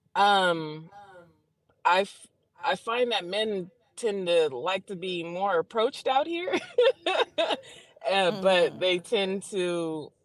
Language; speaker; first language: English; native; English